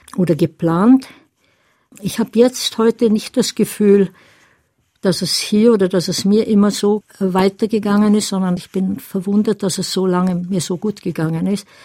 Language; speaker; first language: German; native; German